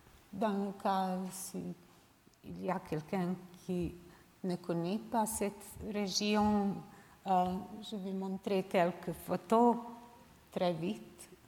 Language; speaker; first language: French; non-native, learner; Serbian